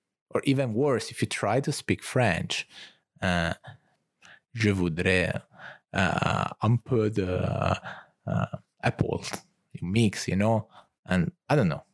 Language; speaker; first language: English; non-native, fluent; Italian